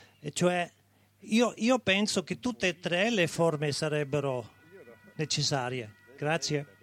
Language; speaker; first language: Italian; non-native, local second language; German